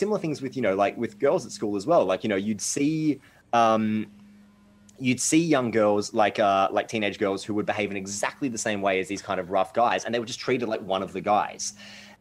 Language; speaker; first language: English; native; English